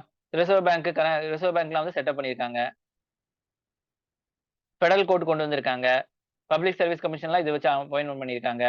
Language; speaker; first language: Tamil; native; Tamil